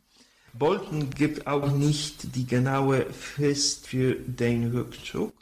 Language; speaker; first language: German; non-native, fluent; Polish